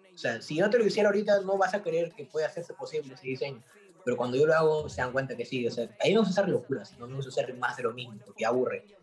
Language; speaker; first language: Spanish; native; Spanish